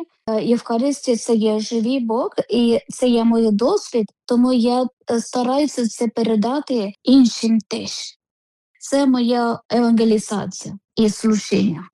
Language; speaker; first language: Ukrainian; non-native, learner; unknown